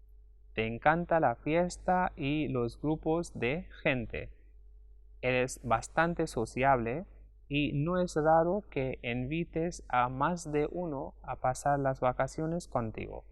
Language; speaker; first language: Spanish; non-native, fluent; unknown